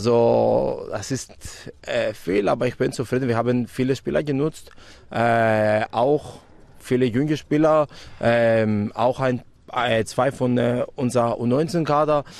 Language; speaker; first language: German; non-native, fluent; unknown